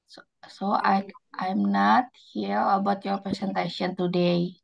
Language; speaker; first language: English; non-native, learner; Indonesian